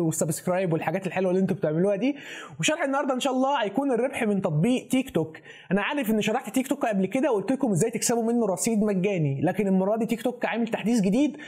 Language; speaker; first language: Arabic; native; Arabic